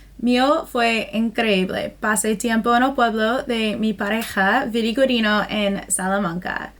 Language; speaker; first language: Spanish; non-native, fluent; English